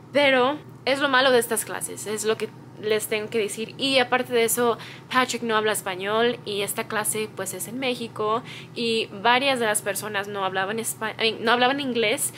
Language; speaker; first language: Spanish; early bilingual, heritage; Spanish